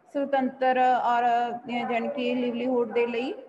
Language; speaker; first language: Hindi; non-native, local second language; Punjabi